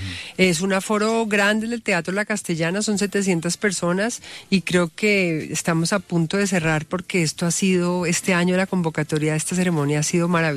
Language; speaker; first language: Spanish; native; Spanish